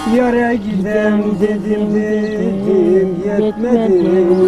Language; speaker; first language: Turkish; native; Turkish